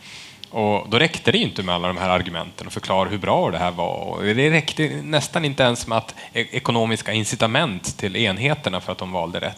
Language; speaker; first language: Swedish; native; Swedish